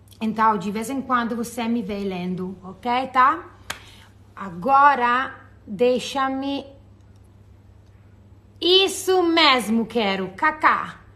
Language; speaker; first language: Portuguese; non-native, learner; Italian